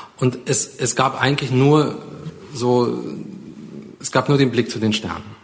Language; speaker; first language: German; early bilingual, other home language; Russian